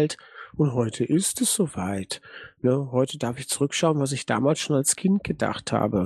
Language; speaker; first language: German; native; German